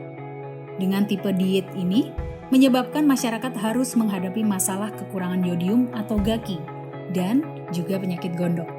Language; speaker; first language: Indonesian; native; Indonesian